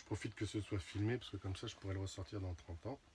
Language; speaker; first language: French; native; French